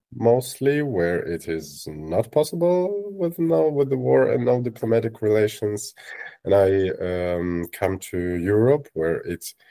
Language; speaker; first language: English; non-native, fluent; Russian